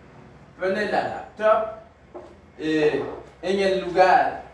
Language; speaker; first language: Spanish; non-native, learner; Haitian Creole